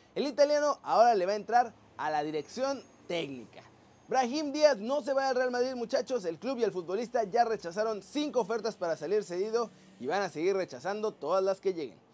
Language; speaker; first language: Spanish; native; Spanish